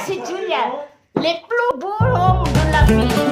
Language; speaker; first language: French; non-native, learner; Filipino